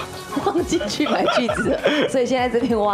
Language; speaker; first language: Chinese; native; Chinese